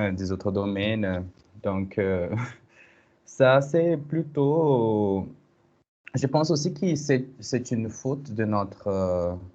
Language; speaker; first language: French; non-native, learner; Portuguese